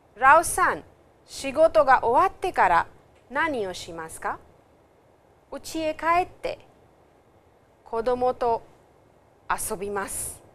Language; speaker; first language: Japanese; non-native, fluent; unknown